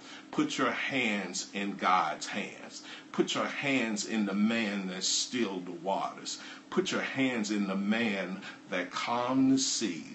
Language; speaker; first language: English; native; English